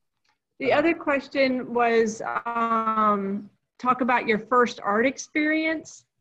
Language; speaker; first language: English; native; English